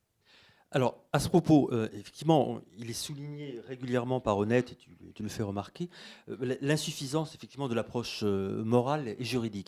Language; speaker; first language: French; native; French